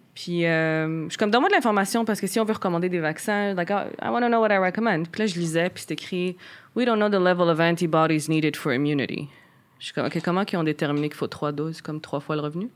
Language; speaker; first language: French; early bilingual, other home language; Arabic